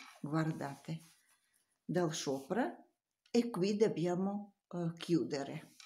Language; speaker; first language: Italian; non-native, learner; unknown